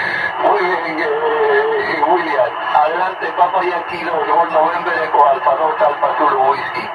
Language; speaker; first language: Spanish; native; Spanish